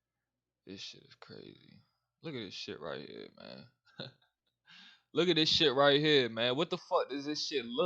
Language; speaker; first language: English; native; English